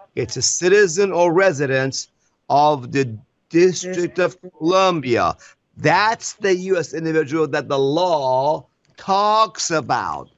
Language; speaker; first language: English; non-native, fluent; Persian